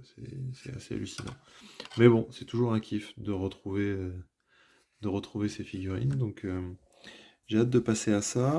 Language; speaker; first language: French; native; French